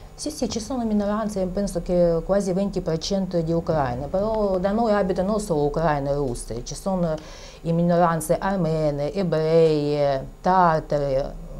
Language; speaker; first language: Italian; non-native, learner; Ukrainian